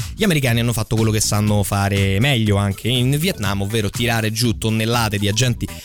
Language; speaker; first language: Italian; native; Italian